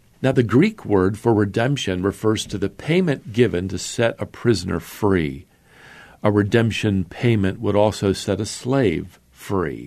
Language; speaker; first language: English; native; English